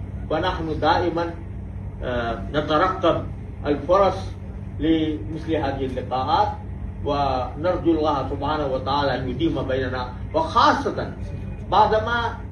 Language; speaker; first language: Arabic; non-native, fluent; Urdu